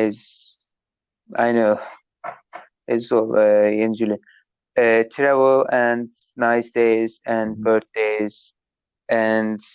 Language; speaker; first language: English; non-native, learner; Turkish